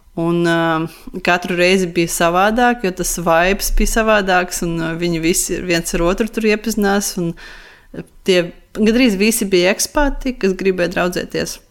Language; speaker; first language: Latvian; non-native, local second language; Russian